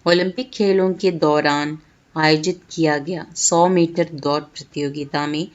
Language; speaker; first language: Hindi; non-native, local second language; Malayalam